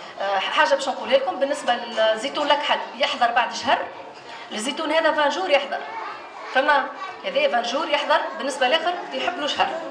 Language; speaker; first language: Arabic; native; Arabic